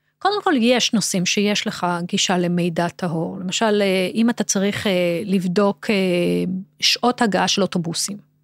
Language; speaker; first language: Hebrew; native; Hebrew